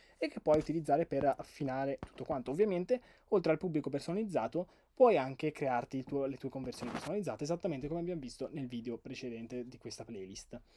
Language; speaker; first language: Italian; native; Italian